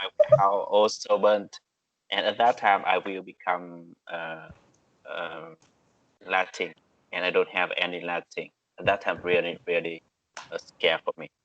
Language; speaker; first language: English; non-native, learner; Vietnamese